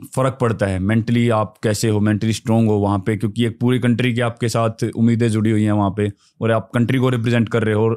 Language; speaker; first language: Hindi; native; Hindi